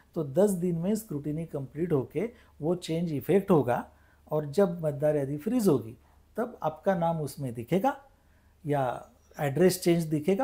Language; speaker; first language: Hindi; non-native, local second language; Marathi